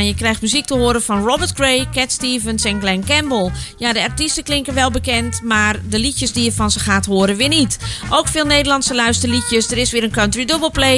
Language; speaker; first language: Dutch; native; Dutch